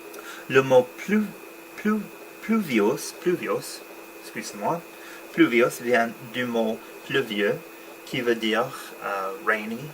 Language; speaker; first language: French; non-native, learner; English